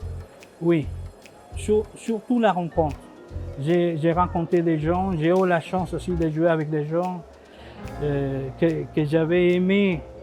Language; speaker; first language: French; non-native, fluent; Spanish